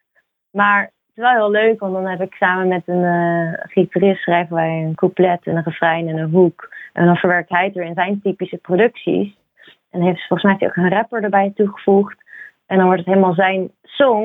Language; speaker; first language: Dutch; native; Dutch